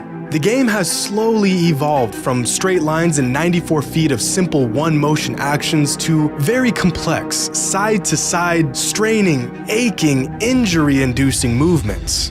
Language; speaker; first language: English; native; English